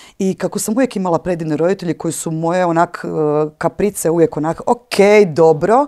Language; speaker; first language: Croatian; native; Croatian